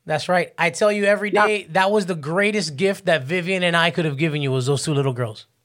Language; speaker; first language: English; early bilingual, other home language; Spanish